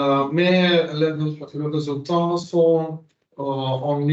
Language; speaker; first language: French; non-native, learner; Slovenian